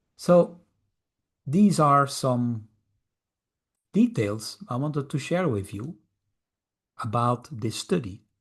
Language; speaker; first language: English; non-native, fluent; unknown